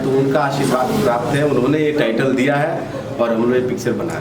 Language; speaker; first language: Hindi; native; Hindi